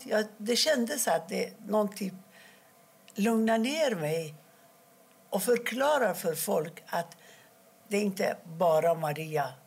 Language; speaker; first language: Swedish; non-native, fluent; Persian